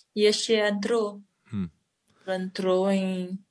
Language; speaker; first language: Portuguese; non-native, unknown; Chinese